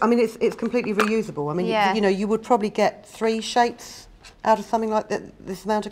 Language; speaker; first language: English; native; English